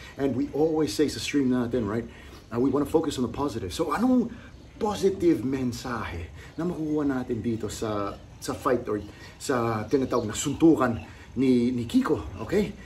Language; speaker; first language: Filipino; early bilingual, heritage; Filipino